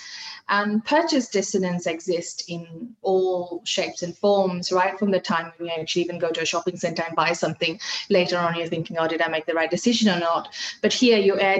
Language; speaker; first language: English; non-native, fluent; Hindi